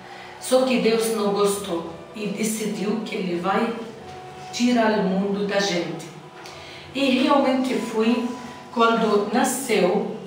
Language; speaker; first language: Portuguese; non-native, learner; Arabic